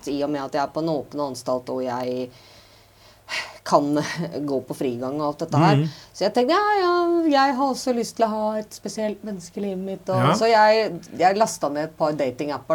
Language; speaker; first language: Norwegian; native; Norwegian